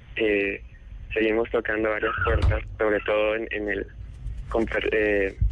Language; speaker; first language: Spanish; native; Spanish